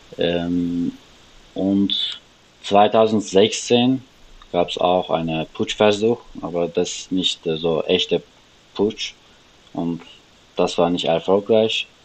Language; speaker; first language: German; non-native, learner; Turkish